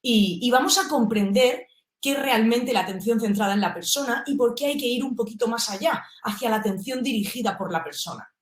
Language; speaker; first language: Spanish; native; Spanish